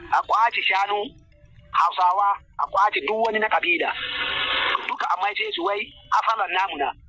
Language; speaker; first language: Hausa; non-native, local second language; Fula